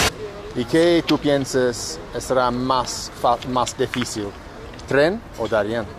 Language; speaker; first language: Spanish; non-native, learner; English